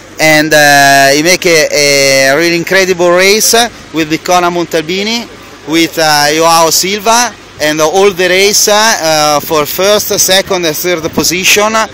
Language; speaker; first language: English; non-native, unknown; Italian